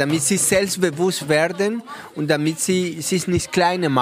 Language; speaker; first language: German; non-native, fluent; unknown